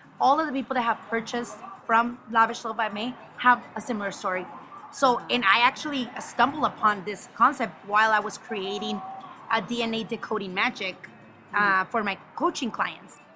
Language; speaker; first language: English; early bilingual, other home language; Spanish